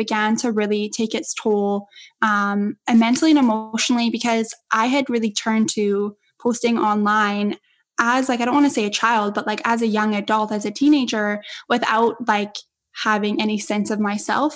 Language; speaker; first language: English; native; English